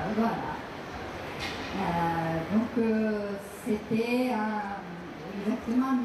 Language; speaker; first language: French; non-native, fluent; Japanese